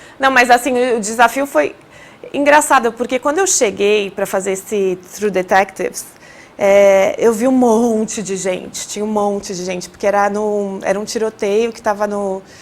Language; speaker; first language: Portuguese; native; Portuguese